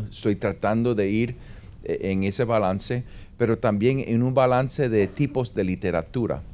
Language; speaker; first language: Spanish; early bilingual, heritage; Spanish